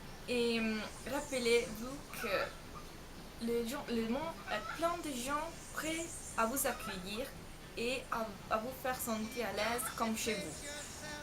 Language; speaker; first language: French; non-native, fluent; Italian